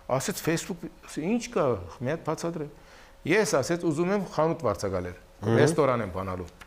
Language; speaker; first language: Armenian; early bilingual, heritage; Armenian